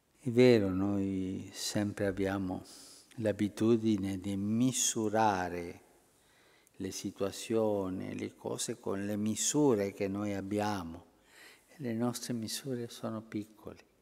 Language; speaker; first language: Italian; early bilingual, heritage; Spanish